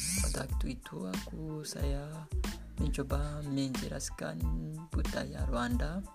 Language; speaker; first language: Indonesian; non-native, learner; Kinyarwanda